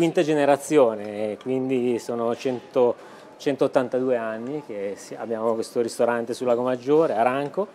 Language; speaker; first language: Italian; native; Italian